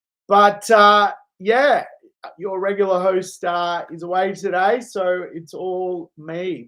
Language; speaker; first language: English; native; English